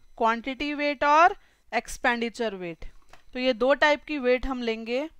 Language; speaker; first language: Hindi; native; Hindi